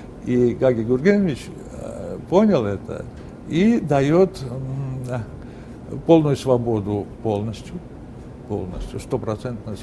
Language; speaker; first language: Russian; non-native, fluent; Armenian